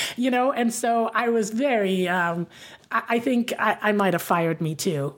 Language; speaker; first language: English; non-native, fluent; Danish